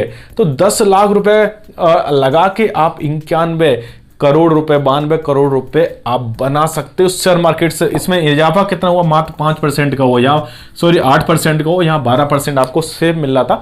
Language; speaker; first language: Hindi; native; Hindi